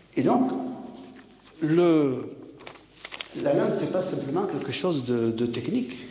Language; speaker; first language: French; non-native, local second language; Basque